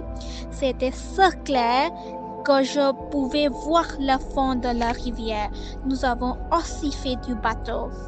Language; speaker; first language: French; non-native, learner; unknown